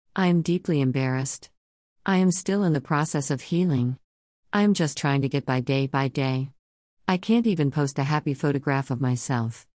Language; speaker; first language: English; non-native, local second language; Surigaonon